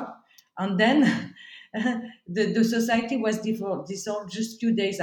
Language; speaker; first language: English; non-native, fluent; French